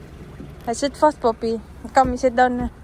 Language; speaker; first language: Dutch; non-native, learner; Filipino